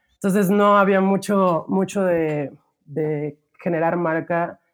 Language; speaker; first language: Spanish; native; Spanish